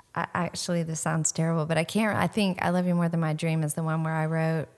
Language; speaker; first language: English; native; English